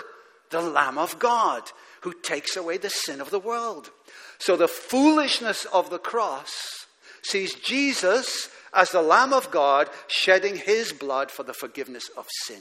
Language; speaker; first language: English; native; English